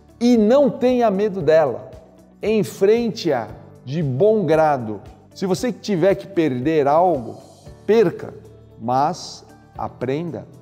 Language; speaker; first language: Portuguese; native; Portuguese